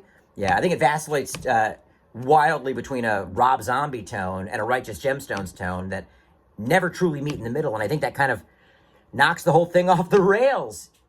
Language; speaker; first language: English; native; English